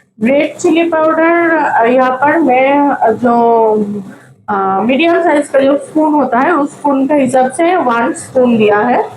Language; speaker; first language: Hindi; non-native, local second language; Bangla